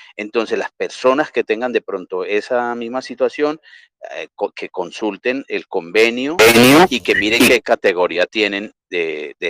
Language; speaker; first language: Spanish; native; Spanish